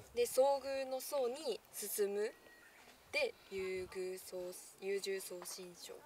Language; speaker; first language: Japanese; native; Japanese